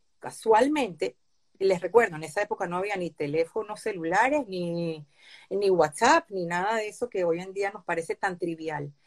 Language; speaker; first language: Spanish; early bilingual, other home language; Hebrew